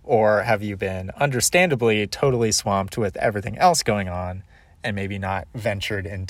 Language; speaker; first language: English; native; English